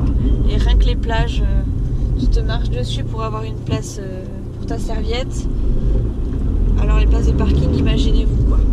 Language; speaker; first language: French; native; French